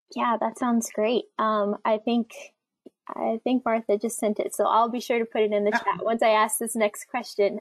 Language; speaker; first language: English; native; English